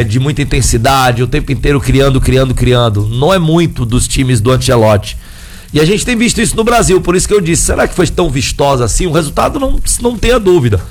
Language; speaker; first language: Portuguese; native; Portuguese